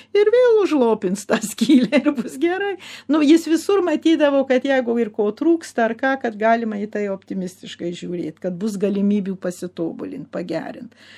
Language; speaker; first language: Lithuanian; early bilingual, heritage; Lithuanian